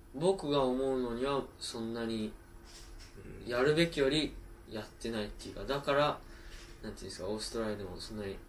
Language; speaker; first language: Japanese; early bilingual, heritage; Japanese